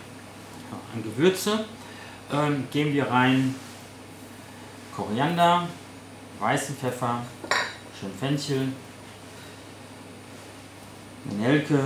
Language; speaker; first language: German; native; German